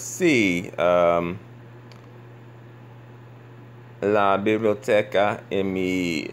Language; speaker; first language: Spanish; non-native, learner; English